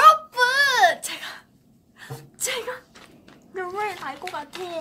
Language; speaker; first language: Korean; non-native, learner; Chinese